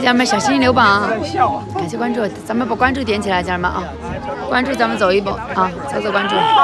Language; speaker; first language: Chinese; native; Chinese